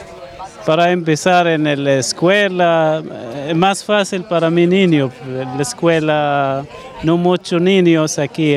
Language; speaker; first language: Spanish; non-native, learner; Arabic